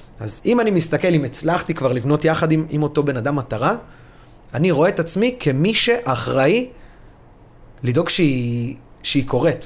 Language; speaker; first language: Hebrew; early bilingual, other home language; Russian